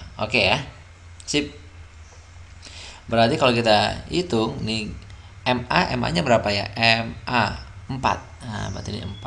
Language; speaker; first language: Indonesian; native; Indonesian